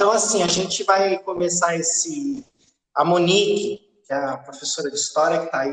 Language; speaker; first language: Portuguese; native; Portuguese